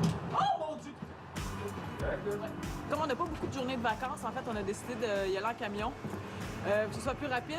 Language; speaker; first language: French; native; French